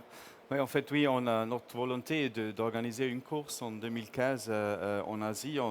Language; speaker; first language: French; non-native, fluent; English